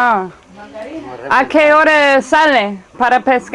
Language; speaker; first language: Spanish; non-native, learner; English